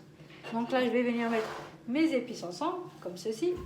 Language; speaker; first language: French; native; French